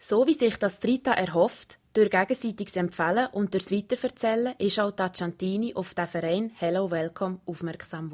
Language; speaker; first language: German; native; German